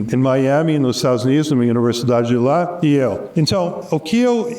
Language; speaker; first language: Portuguese; non-native, fluent; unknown